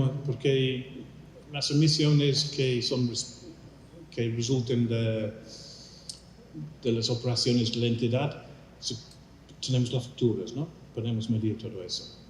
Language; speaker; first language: Spanish; non-native, fluent; English